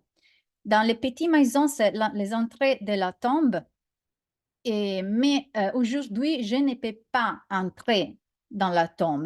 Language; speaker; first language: French; non-native, learner; Italian